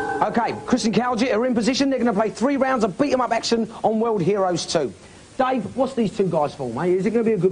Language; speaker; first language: English; native; English